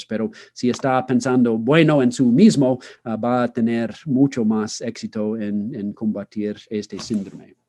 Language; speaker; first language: Spanish; non-native, fluent; English